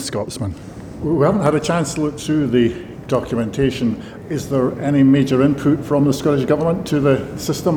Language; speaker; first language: English; native; English